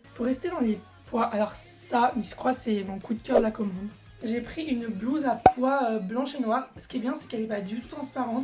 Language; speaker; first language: French; native; French